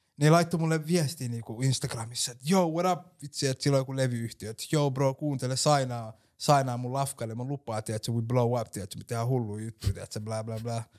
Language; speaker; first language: Finnish; early bilingual, other home language; Somali